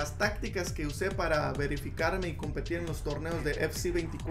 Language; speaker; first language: Spanish; native; Spanish